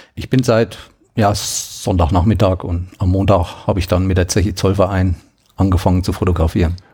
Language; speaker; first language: German; native; German